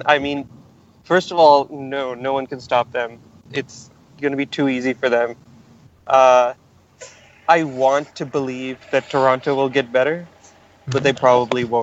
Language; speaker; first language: English; native; English